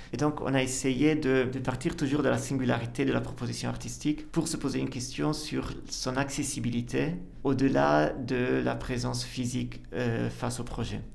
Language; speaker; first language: French; non-native, fluent; Italian